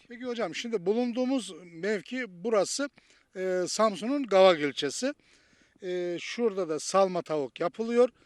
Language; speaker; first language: Turkish; native; Turkish